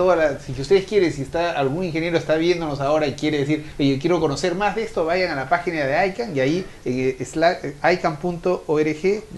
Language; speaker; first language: Spanish; native; Spanish